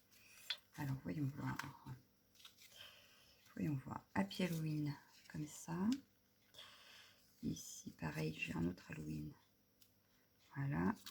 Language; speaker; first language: French; native; French